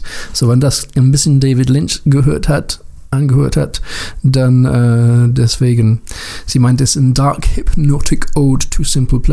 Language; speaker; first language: German; non-native, learner; English